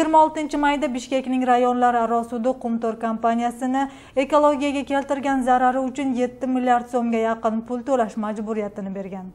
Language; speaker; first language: Kyrgyz; non-native, local second language; Uzbek